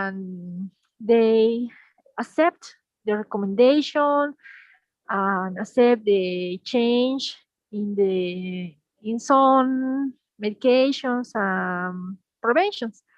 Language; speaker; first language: English; non-native, learner; Spanish